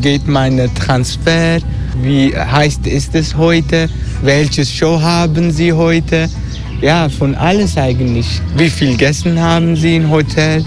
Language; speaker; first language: German; non-native, learner; Dutch